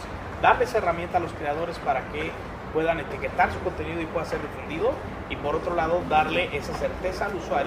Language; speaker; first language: Spanish; native; Spanish